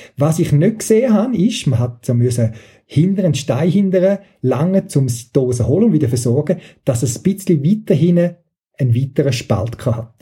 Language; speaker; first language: German; native; German